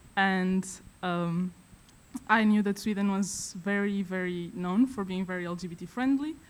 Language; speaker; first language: English; non-native, fluent; Portuguese